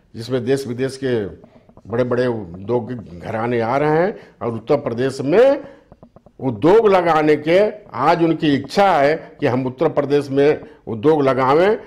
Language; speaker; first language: Hindi; native; Hindi